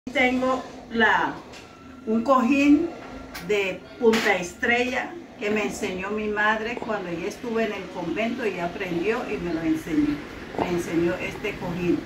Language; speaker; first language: Spanish; non-native, local second language; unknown